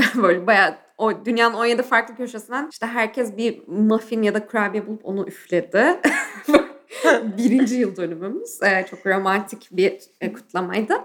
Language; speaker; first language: Turkish; native; Turkish